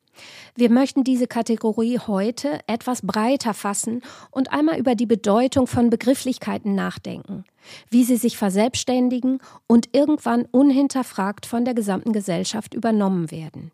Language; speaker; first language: German; native; German